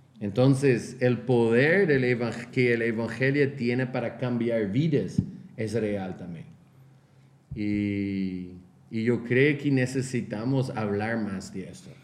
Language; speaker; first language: Spanish; non-native, fluent; Portuguese